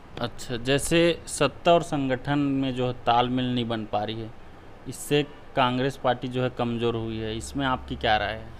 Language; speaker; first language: Hindi; native; Hindi